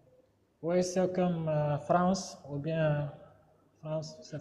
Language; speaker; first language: French; non-native, learner; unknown